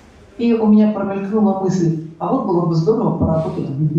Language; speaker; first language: Russian; native; Russian